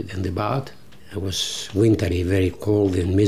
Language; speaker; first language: English; non-native, learner; Greek